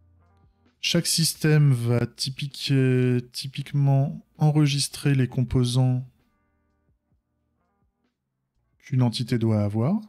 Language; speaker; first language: French; native; French